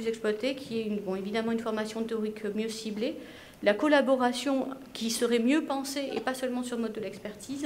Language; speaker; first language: French; native; French